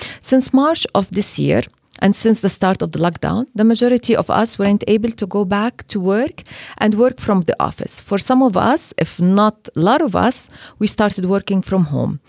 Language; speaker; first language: English; non-native, fluent; Arabic